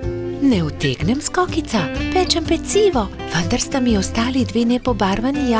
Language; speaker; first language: Slovenian; native; Slovenian